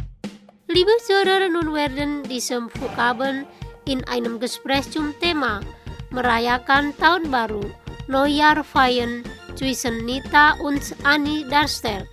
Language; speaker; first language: German; non-native, learner; Indonesian